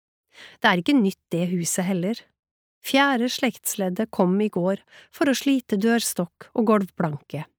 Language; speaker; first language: Norwegian; native; Norwegian